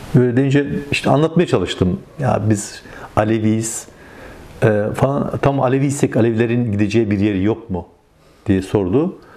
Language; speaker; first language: Turkish; native; Turkish